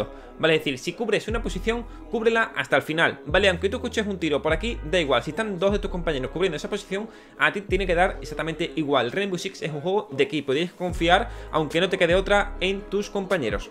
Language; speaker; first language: Spanish; native; Spanish